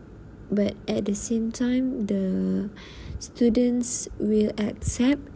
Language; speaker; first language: English; non-native, learner; Malay